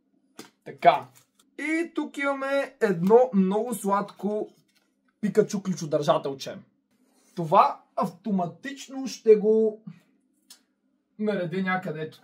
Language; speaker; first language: Bulgarian; native; Bulgarian